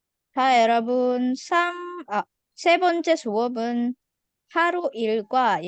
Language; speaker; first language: Korean; non-native, fluent; Indonesian